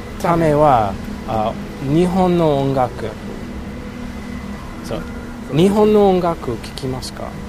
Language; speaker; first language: Japanese; non-native, learner; English